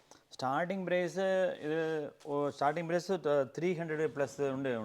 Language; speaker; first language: Malayalam; non-native, local second language; Tamil